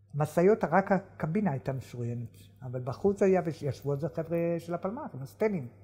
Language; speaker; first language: Hebrew; native; Hebrew